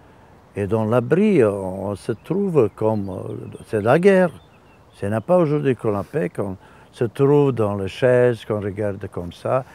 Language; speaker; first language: French; non-native, fluent; Serbian